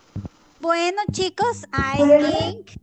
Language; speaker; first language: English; non-native, fluent; Spanish